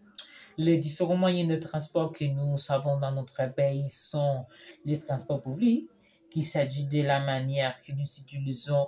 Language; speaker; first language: French; non-native, learner; Spanish